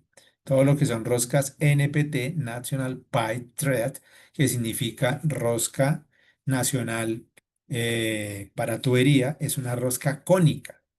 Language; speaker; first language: Spanish; native; Spanish